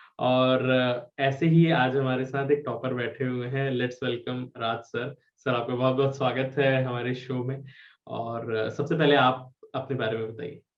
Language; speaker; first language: Hindi; native; Hindi